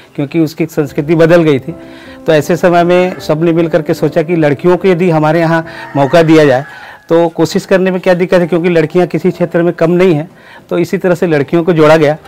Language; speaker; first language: Hindi; native; Hindi